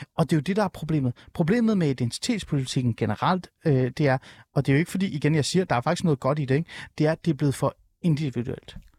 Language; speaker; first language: Danish; early bilingual, other home language; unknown